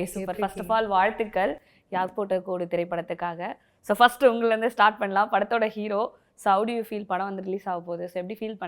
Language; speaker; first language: Tamil; native; Tamil